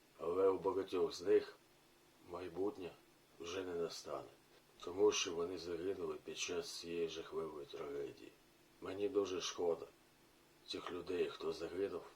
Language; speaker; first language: Ukrainian; non-native, local second language; Russian